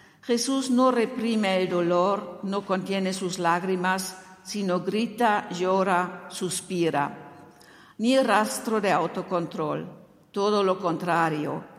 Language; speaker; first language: Spanish; non-native, fluent; German